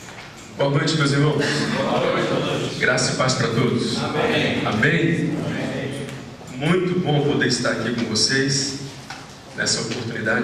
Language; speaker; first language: Portuguese; native; Portuguese